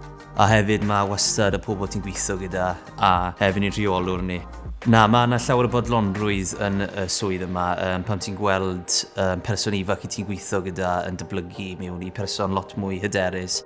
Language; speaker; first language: Welsh; native; Welsh